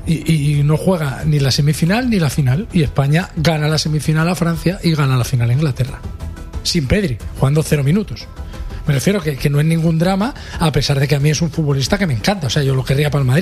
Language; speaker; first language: Spanish; native; Spanish